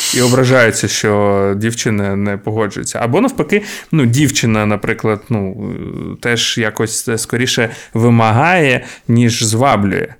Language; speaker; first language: Ukrainian; non-native, local second language; Russian